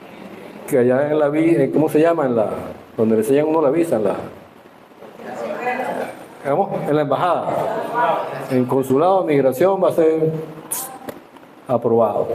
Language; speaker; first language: Spanish; native; Spanish